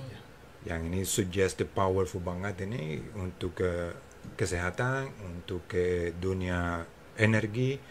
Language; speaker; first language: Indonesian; non-native, fluent; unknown